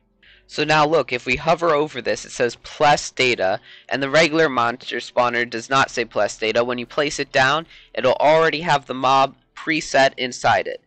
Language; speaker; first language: English; native; English